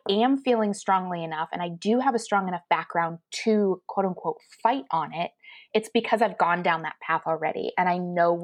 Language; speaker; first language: English; native; English